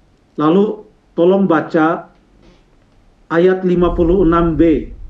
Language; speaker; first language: Indonesian; native; Indonesian